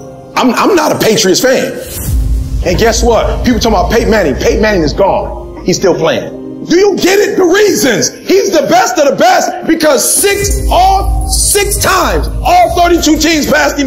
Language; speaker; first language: English; native; English